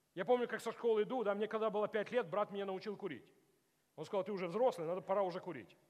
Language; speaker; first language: Russian; non-native, local second language; Ukrainian